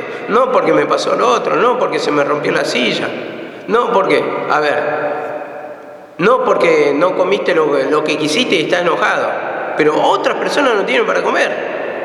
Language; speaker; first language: Spanish; native; Spanish